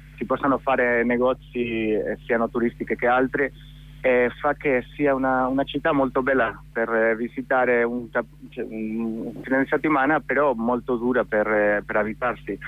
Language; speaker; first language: Italian; non-native, fluent; Catalan